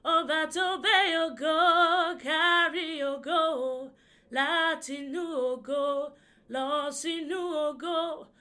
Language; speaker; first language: Dutch; early bilingual, other home language; Yoruba